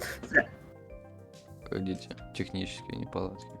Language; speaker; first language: Russian; native; Russian